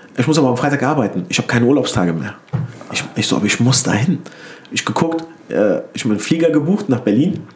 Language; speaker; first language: German; early bilingual, other home language; Turkish